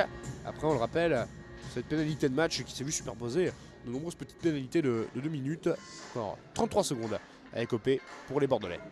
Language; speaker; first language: French; native; French